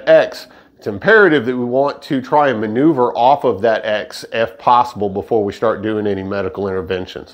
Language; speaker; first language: English; native; English